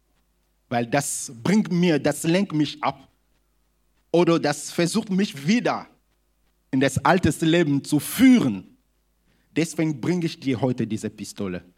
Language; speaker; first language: German; non-native, fluent; Lingala